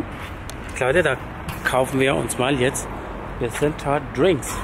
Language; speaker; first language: German; native; German